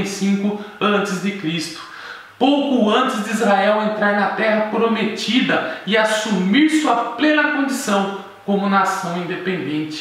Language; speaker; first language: Portuguese; native; Portuguese